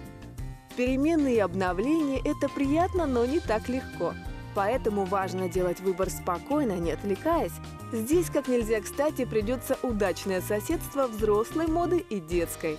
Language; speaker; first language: Russian; native; Russian